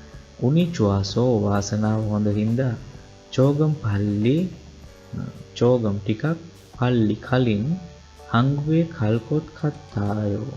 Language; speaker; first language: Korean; non-native, learner; Sinhala